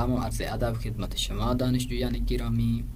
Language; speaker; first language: Persian; non-native, fluent; Urdu